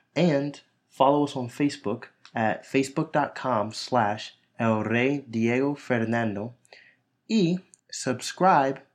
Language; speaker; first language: English; native; English